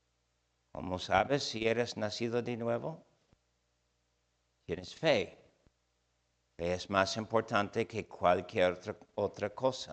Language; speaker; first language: Spanish; non-native, fluent; English